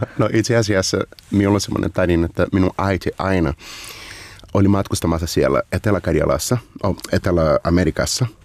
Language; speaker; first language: Finnish; non-native, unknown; Portuguese